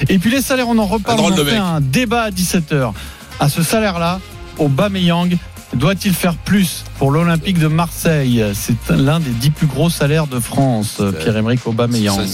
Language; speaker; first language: French; native; French